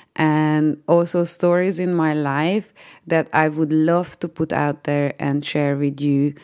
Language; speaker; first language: English; non-native, fluent; Hungarian